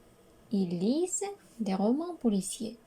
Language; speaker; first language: French; non-native, fluent; Russian